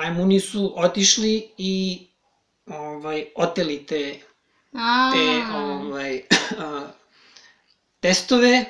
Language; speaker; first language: Serbian; native; Serbian